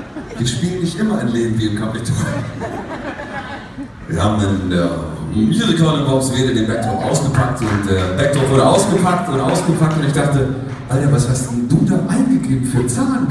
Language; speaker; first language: German; native; German